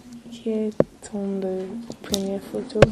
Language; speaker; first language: French; non-native, learner; English